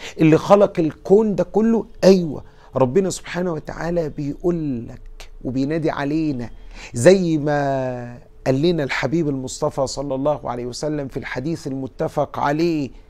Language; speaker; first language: Arabic; native; Arabic